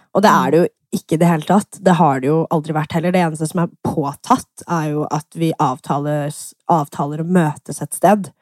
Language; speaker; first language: Norwegian; early bilingual, other home language; English